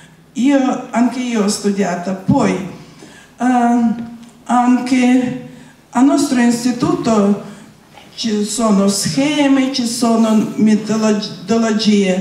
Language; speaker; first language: Italian; non-native, learner; Russian